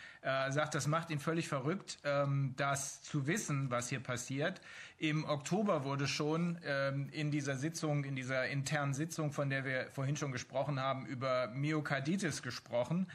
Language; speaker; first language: German; native; German